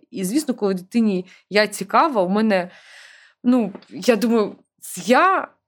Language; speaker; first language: Ukrainian; non-native, local second language; Russian